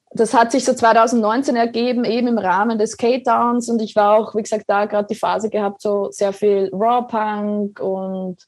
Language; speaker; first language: German; native; German